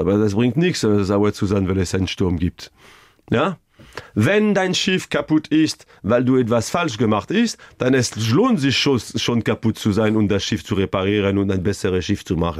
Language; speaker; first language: German; non-native, fluent; French